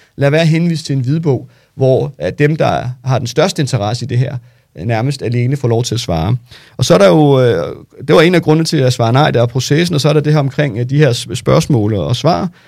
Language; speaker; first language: Danish; early bilingual, other home language; Turkish